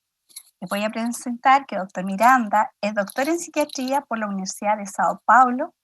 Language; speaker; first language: Spanish; native; Spanish